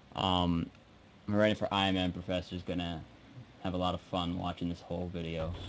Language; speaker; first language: English; native; English